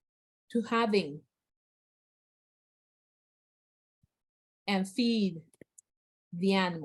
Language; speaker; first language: English; non-native, learner; Spanish